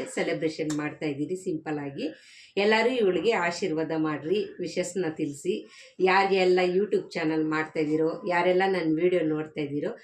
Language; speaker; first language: Kannada; non-native, local second language; Marathi